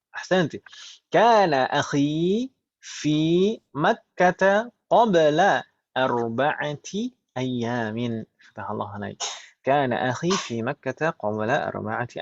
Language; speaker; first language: Arabic; non-native, fluent; Indonesian